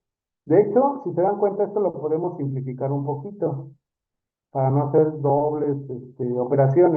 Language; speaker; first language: Spanish; native; Spanish